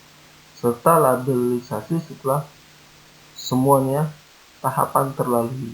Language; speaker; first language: Indonesian; native; Indonesian